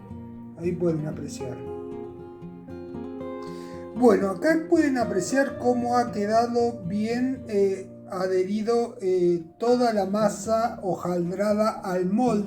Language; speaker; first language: Spanish; native; Spanish